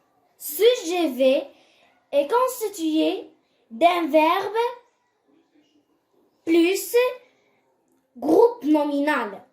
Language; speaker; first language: French; non-native, local second language; Arabic